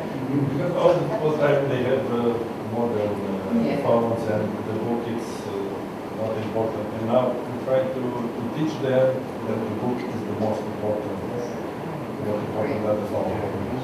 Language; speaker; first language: English; non-native, learner; Romanian